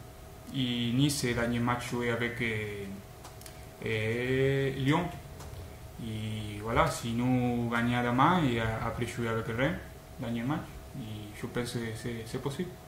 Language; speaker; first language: French; non-native, learner; Spanish